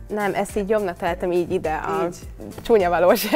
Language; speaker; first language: Hungarian; native; Hungarian